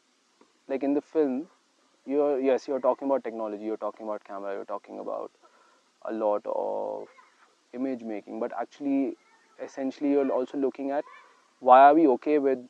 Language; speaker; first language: English; non-native, local second language; Hindi